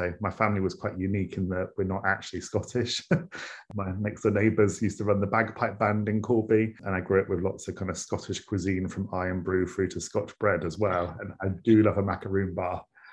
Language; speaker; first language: English; native; English